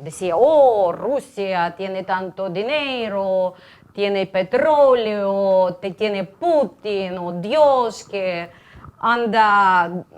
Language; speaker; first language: Spanish; non-native, fluent; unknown